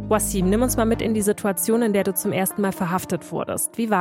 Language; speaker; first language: German; native; German